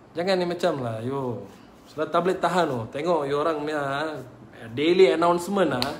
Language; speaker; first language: Malay; non-native, local second language; Tamil